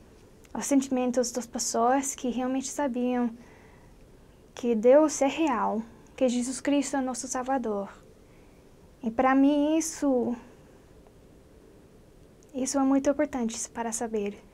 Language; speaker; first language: Portuguese; non-native, fluent; English